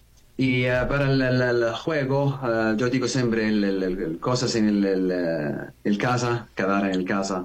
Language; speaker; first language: Spanish; non-native, learner; Arabic